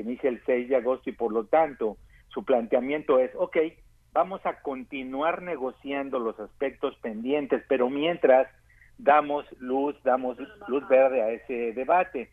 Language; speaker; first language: Spanish; native; Spanish